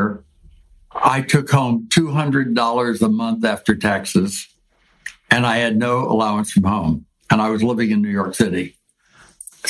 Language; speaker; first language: English; native; English